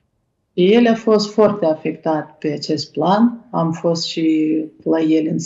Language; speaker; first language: Romanian; non-native, fluent; Ukrainian